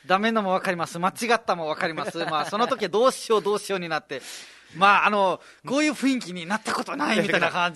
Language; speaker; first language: Japanese; non-native, fluent; Nepali